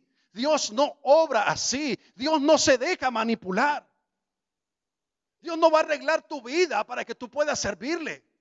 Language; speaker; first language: Spanish; native; Spanish